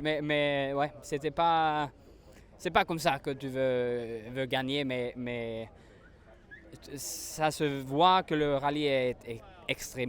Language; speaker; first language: French; non-native, learner; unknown